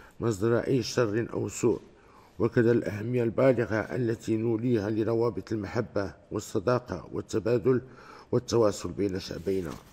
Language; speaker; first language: Arabic; native; Arabic